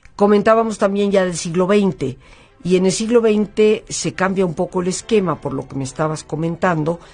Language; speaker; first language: Spanish; native; Spanish